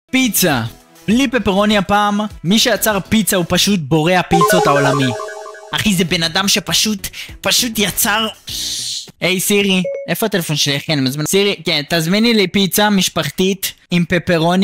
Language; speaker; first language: Hebrew; native; Hebrew